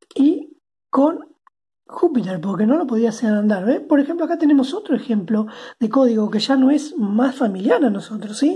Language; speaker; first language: Spanish; native; Spanish